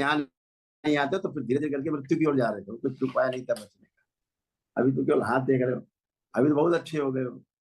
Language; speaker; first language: Hindi; native; Hindi